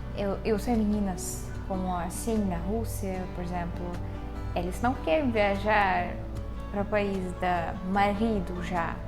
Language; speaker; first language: Portuguese; non-native, fluent; Russian